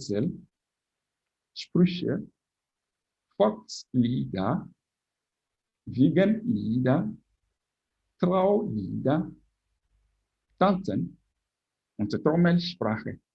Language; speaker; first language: German; non-native, fluent; French